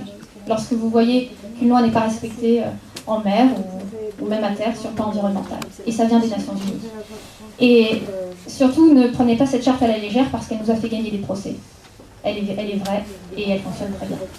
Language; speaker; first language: French; native; French